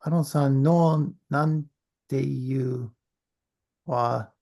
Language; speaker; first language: Japanese; non-native, learner; English